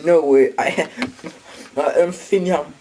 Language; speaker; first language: English; non-native, learner; Danish